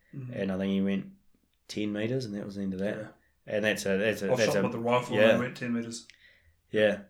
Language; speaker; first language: English; native; English